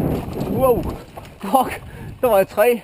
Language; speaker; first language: Danish; native; Danish